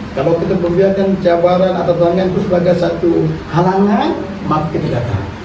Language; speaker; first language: Malay; native; Malay